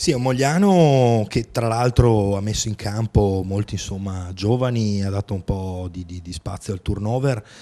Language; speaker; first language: Italian; native; Italian